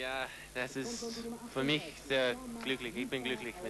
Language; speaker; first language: German; non-native, learner; English